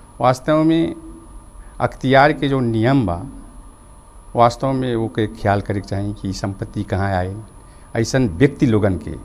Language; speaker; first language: Bhojpuri; non-native, local second language; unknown